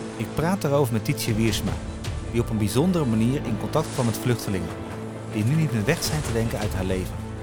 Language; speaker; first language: Dutch; native; Dutch